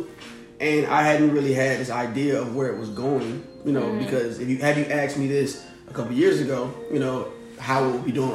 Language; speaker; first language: English; native; English